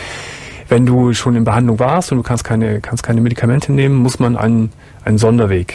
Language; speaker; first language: German; native; German